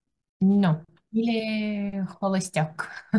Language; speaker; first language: French; non-native, learner; Russian